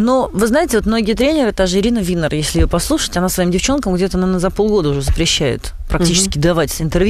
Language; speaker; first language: Russian; native; Russian